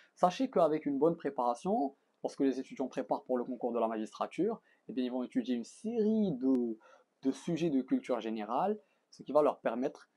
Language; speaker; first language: French; non-native, local second language; Arabic